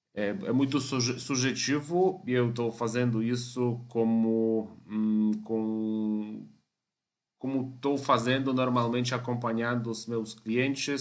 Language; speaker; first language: Portuguese; non-native, fluent; Polish